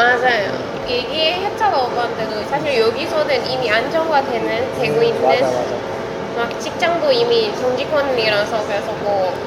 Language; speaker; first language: Korean; non-native, fluent; Indonesian